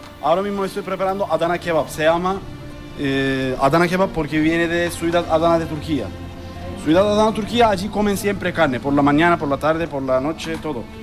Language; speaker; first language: Spanish; non-native, learner; Turkish